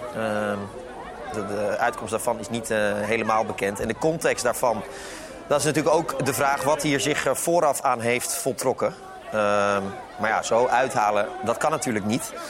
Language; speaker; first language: Dutch; native; Dutch